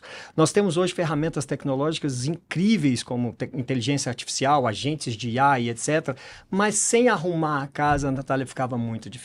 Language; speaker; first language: Portuguese; native; Portuguese